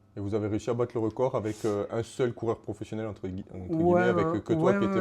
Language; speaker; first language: French; native; French